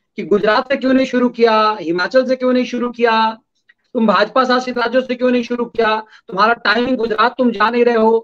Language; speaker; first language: Hindi; native; Hindi